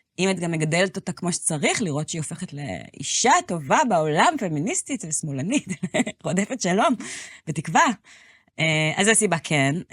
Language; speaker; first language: Hebrew; native; Hebrew